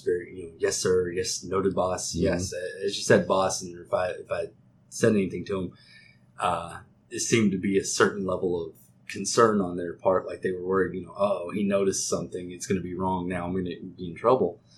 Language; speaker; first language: English; native; English